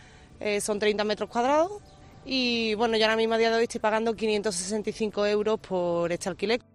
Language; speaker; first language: Spanish; native; Spanish